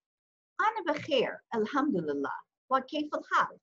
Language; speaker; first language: Arabic; non-native, fluent; English